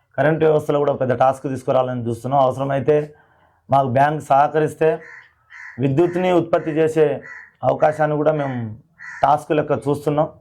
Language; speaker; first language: Telugu; non-native, local second language; Lambadi